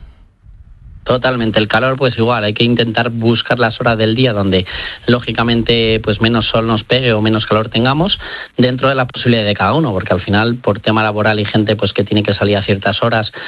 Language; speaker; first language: Spanish; native; Spanish